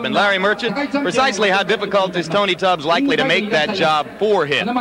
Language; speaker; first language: English; native; English